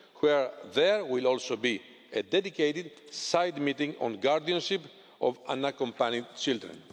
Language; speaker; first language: English; non-native, fluent; Greek